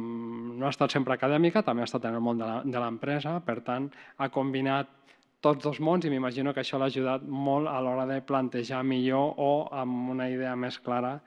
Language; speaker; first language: Catalan; native; Catalan